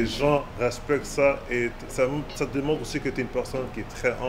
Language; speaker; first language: French; native; French